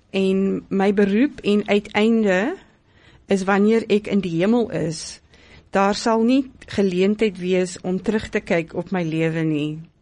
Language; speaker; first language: Afrikaans; native; Afrikaans